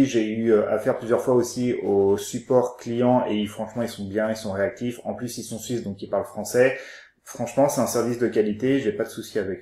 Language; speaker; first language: French; native; French